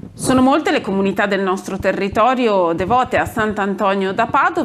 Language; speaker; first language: Italian; native; Italian